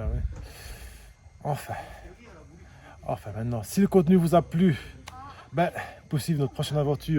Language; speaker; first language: French; native; French